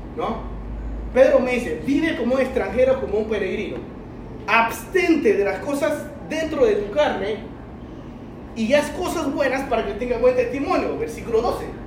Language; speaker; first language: Spanish; early bilingual, other home language; Chinese